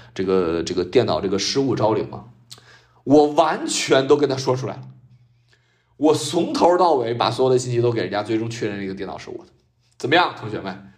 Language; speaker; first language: Chinese; native; Chinese